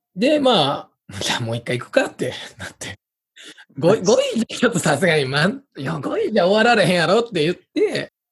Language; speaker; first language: Japanese; native; Japanese